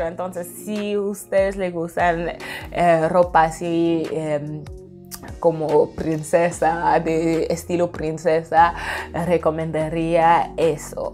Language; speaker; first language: Spanish; non-native, fluent; English